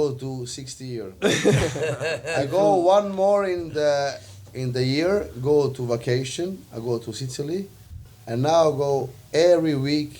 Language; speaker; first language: English; non-native, learner; Italian